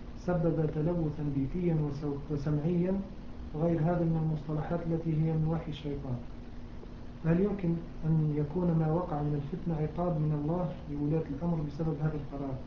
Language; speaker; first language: Arabic; native; Arabic